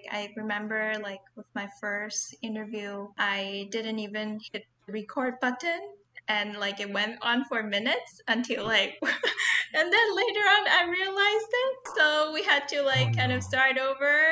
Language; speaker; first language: English; non-native, local second language; Cantonese